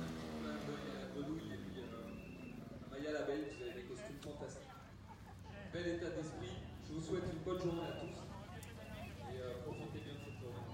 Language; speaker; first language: French; native; French